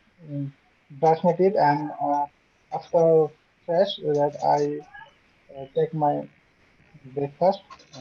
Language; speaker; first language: English; non-native, learner; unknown